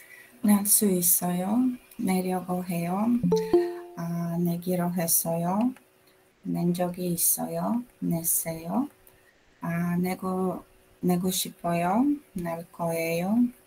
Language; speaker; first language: Korean; non-native, learner; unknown